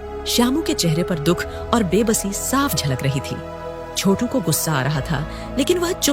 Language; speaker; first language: Hindi; native; Hindi